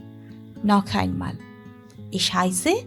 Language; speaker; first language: German; non-native, learner; Bangla